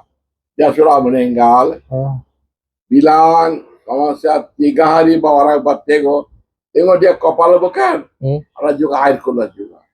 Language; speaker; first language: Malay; non-native, learner; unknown